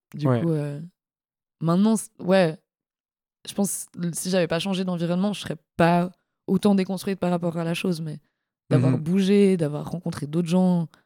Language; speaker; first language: French; native; French